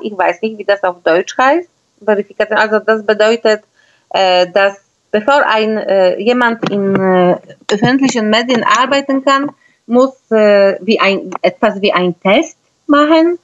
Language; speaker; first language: German; non-native, fluent; Polish